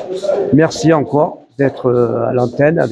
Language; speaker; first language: French; native; French